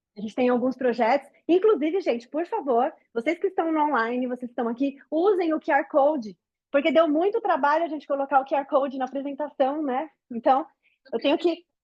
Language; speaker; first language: Portuguese; native; Portuguese